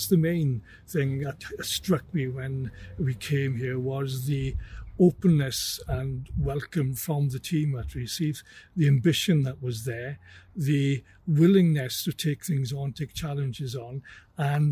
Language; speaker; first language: English; native; English